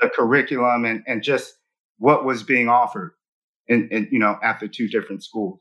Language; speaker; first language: English; native; English